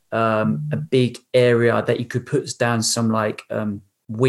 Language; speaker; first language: English; native; English